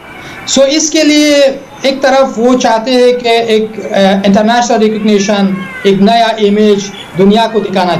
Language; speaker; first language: Hindi; non-native, fluent; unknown